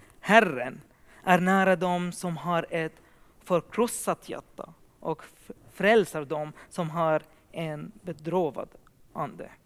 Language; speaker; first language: Swedish; non-native, fluent; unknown